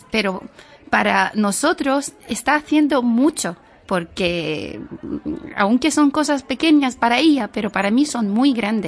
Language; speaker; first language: Spanish; non-native, fluent; Arabic